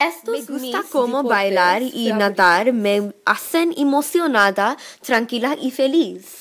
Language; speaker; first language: Spanish; non-native, learner; English